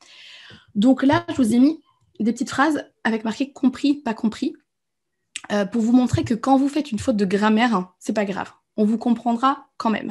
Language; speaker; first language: French; native; French